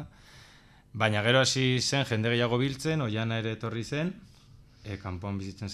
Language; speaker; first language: Basque; non-native, local second language; Spanish